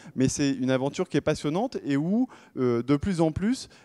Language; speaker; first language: French; native; French